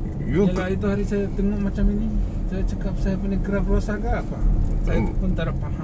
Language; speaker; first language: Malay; non-native, learner; Bangla